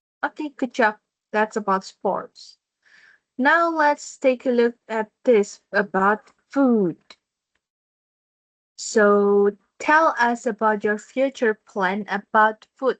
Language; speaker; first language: English; non-native, fluent; Indonesian